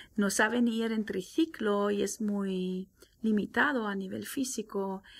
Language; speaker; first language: Spanish; non-native, fluent; German